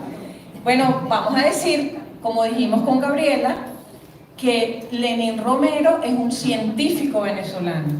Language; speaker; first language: Spanish; native; Spanish